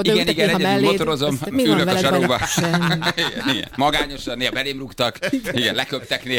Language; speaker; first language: Hungarian; native; Hungarian